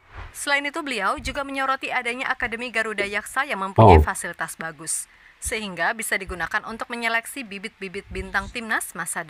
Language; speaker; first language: Indonesian; native; Indonesian